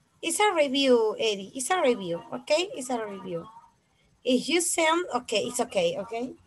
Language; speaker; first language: English; non-native, fluent; Spanish